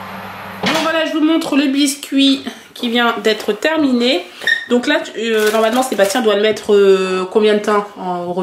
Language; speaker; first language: French; native; French